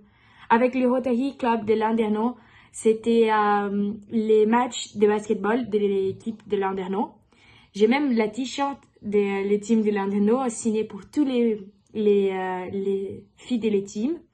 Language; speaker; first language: French; non-native, learner; Portuguese